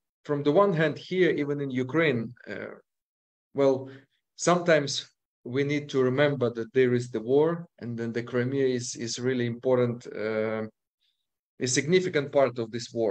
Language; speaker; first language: English; non-native, fluent; Ukrainian